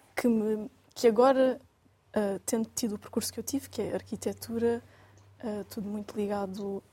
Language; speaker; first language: Portuguese; native; Portuguese